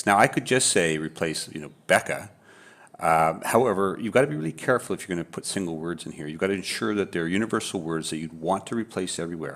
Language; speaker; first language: English; native; English